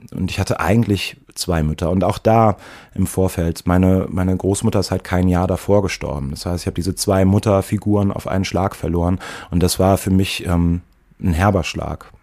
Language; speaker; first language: German; native; German